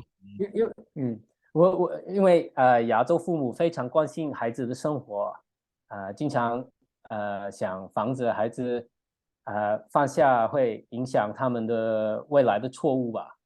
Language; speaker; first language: Chinese; early bilingual, heritage; English